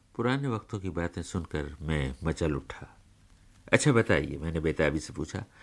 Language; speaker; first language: Urdu; native; Urdu